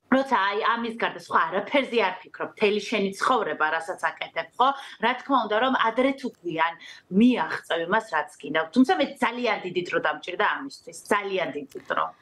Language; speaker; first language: Georgian; native; Georgian